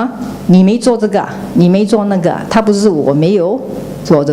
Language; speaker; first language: Chinese; native; Chinese